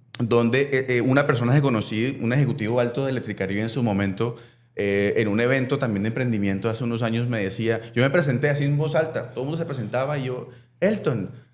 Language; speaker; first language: Spanish; native; Spanish